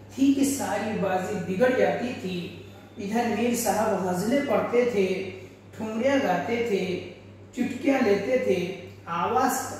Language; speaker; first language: Urdu; native; Urdu